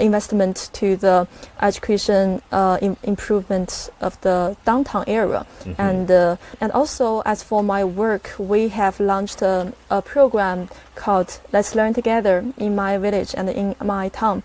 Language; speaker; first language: English; non-native, fluent; Chinese